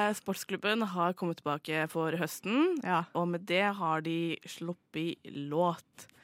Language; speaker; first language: Norwegian; native; Norwegian